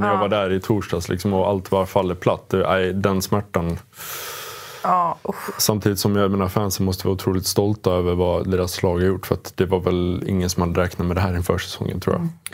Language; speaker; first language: Swedish; native; Swedish